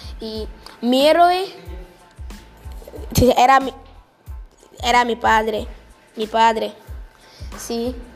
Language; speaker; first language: Spanish; non-native, learner; French